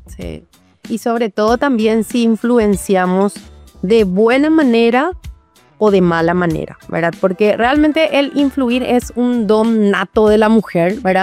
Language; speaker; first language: Spanish; native; Spanish